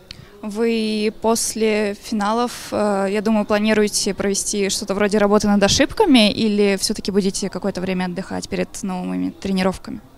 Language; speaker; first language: Russian; native; Russian